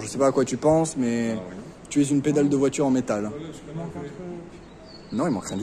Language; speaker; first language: French; native; French